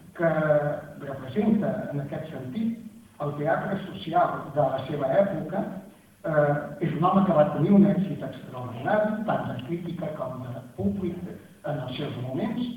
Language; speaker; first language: Catalan; native; Catalan